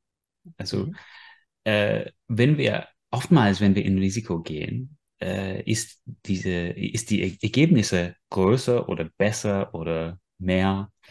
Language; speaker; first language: German; non-native, fluent; English